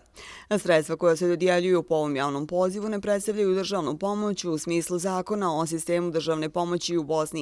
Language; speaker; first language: Bosnian; native; Bosnian